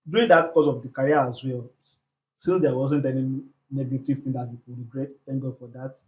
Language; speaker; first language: English; non-native, local second language; Yoruba